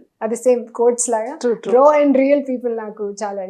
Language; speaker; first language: Telugu; non-native, learner; Hindi